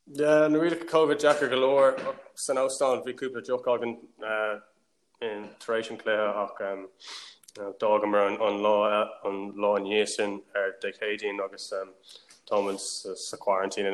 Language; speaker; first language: Irish; non-native, local second language; English